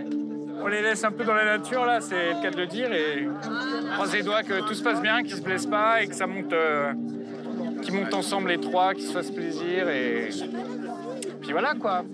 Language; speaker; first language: French; native; French